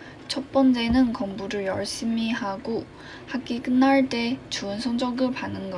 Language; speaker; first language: Korean; non-native, learner; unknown